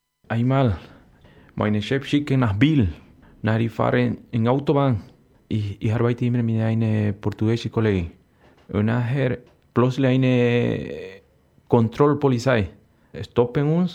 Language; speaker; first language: German; non-native, learner; Spanish